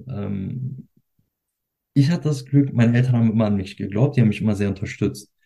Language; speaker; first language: German; early bilingual, other home language; Turkish